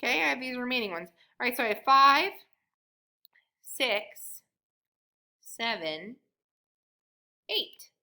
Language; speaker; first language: English; native; English